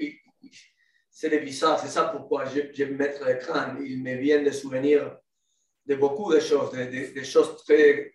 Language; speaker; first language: French; non-native, learner; Spanish